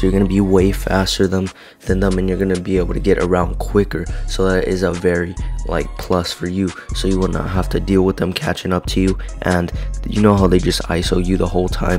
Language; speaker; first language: English; native; English